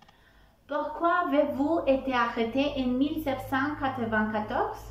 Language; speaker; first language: French; non-native, learner; Spanish